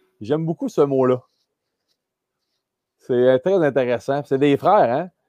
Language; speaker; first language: French; native; French